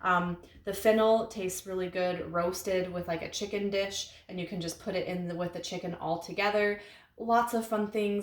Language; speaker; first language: English; native; English